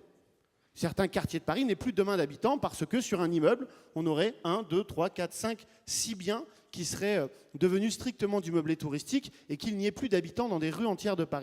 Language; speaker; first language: French; native; French